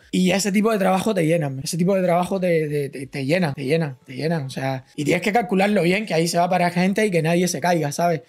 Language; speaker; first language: Spanish; native; Spanish